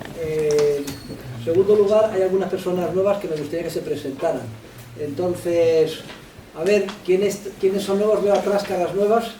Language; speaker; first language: Spanish; native; Spanish